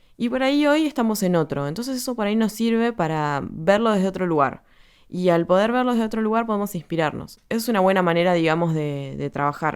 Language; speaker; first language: Spanish; native; Spanish